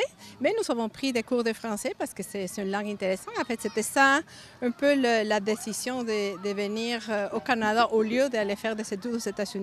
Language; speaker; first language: French; non-native, fluent; Spanish